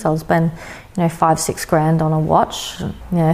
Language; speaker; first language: English; native; English